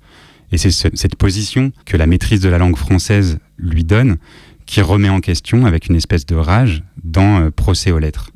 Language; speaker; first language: French; native; French